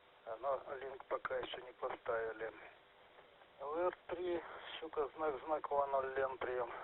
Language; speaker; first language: Russian; native; Russian